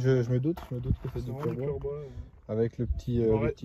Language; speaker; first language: French; native; French